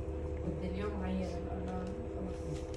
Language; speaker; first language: Arabic; native; Arabic